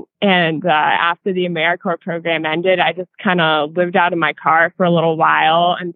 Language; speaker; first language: English; native; English